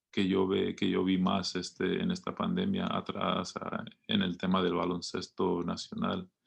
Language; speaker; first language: Spanish; early bilingual, heritage; Spanish